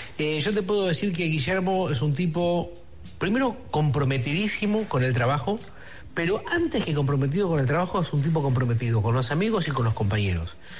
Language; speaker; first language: Spanish; native; Spanish